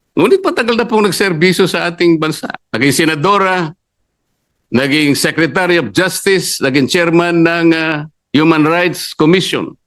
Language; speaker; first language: Filipino; native; Filipino